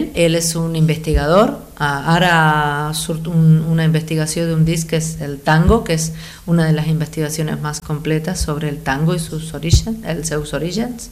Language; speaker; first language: Catalan; non-native, fluent; Spanish